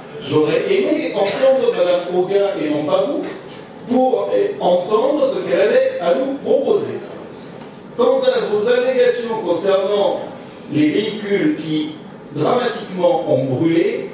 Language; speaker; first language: French; native; French